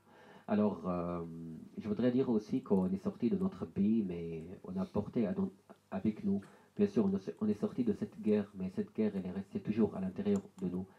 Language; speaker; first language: French; non-native, learner; Arabic